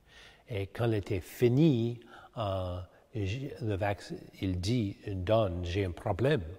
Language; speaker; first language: French; early bilingual, heritage; English